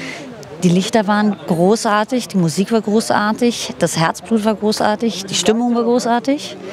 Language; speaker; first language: German; native; German